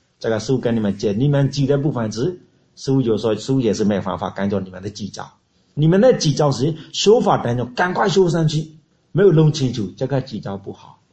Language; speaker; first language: Chinese; non-native, learner; Burmese